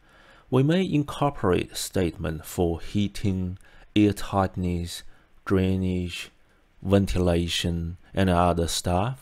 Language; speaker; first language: English; non-native, fluent; Chinese